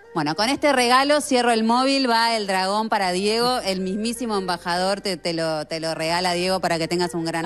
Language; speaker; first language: Spanish; native; Spanish